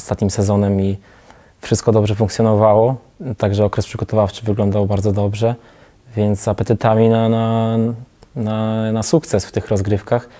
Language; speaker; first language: Polish; native; Polish